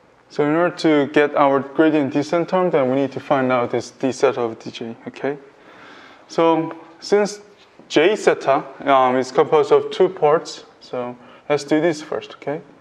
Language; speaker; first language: English; non-native, fluent; Korean